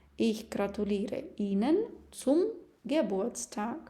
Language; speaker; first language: German; non-native, fluent; Ukrainian